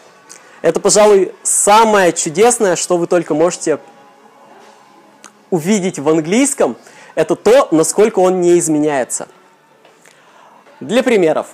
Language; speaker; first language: Russian; native; Russian